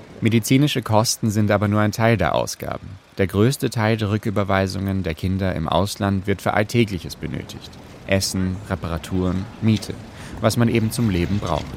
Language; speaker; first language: German; native; German